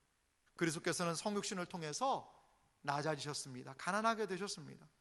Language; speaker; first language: Korean; native; Korean